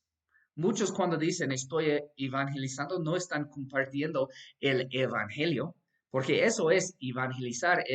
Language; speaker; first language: Spanish; non-native, fluent; English